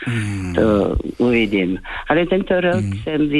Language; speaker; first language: Czech; non-native, fluent; French